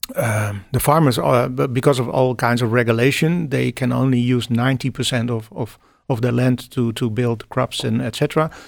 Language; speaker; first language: English; non-native, fluent; Dutch